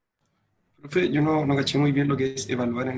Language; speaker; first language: Spanish; native; Spanish